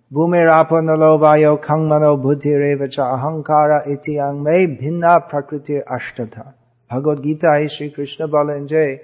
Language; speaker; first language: Bangla; non-native, fluent; English